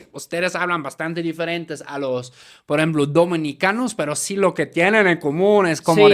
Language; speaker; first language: Spanish; native; Spanish